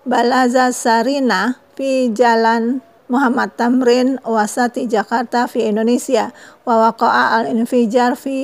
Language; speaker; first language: Arabic; non-native, fluent; Indonesian